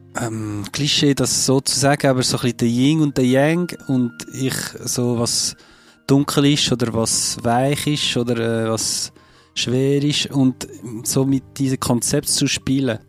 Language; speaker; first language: German; non-native, fluent; French